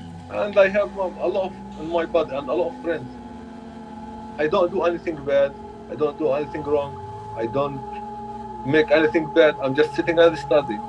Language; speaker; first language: English; non-native, learner; Arabic